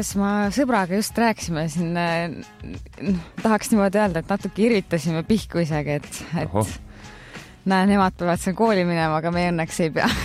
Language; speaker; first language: Estonian; native; Estonian